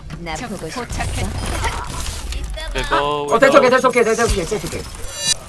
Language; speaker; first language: Korean; native; Korean